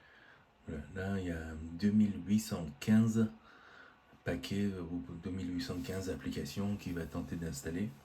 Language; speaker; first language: French; native; French